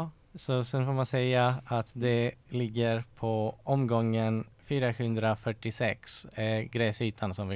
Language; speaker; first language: Swedish; non-native, fluent; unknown